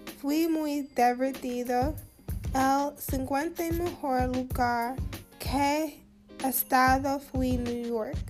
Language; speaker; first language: Spanish; non-native, learner; English